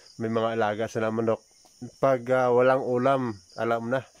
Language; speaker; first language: Filipino; non-native, local second language; Hiligaynon